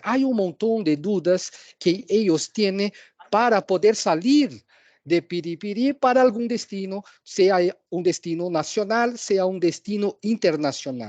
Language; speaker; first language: Spanish; non-native, fluent; Portuguese